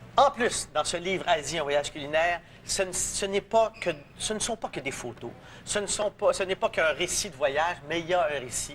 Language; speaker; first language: French; native; French